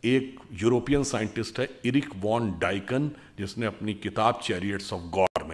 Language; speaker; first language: Hindi; native; Hindi